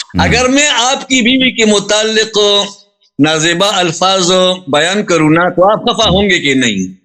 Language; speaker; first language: Urdu; non-native, local second language; Pashto